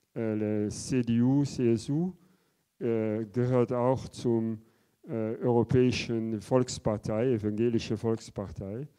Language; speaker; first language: French; non-native, fluent; Dutch